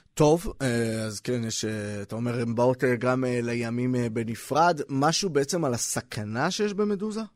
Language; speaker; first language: Hebrew; native; Hebrew